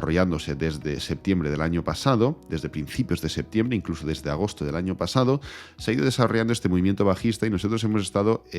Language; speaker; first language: Spanish; native; Spanish